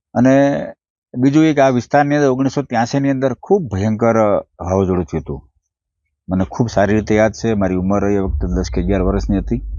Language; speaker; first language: Gujarati; native; Gujarati